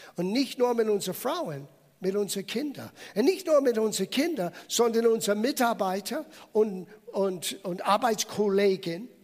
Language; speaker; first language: German; non-native, fluent; English